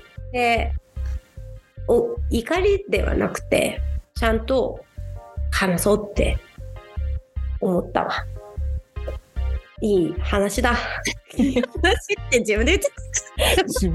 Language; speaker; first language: Japanese; native; Japanese